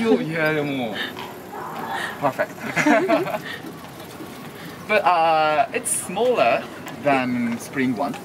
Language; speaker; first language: English; non-native, learner; Japanese